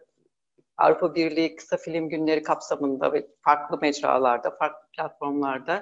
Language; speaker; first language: Turkish; native; Turkish